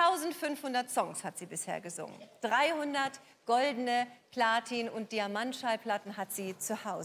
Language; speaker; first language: German; native; German